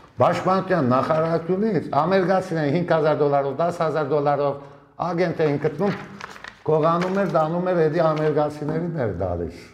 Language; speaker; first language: Armenian; early bilingual, heritage; Armenian